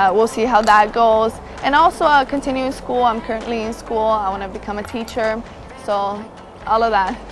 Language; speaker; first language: English; early bilingual, other home language; Portuguese